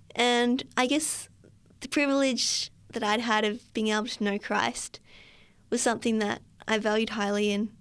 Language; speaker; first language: English; native; English